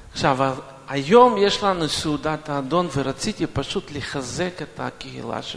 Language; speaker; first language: Hebrew; non-native, fluent; Russian